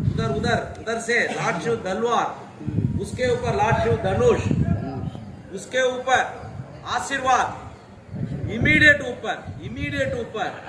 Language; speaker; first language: Hindi; non-native, local second language; Tamil